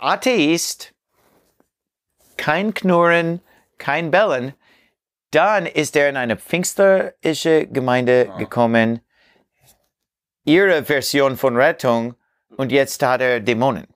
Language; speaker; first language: German; non-native, learner; English